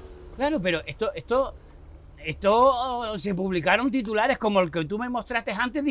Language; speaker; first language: Spanish; native; Spanish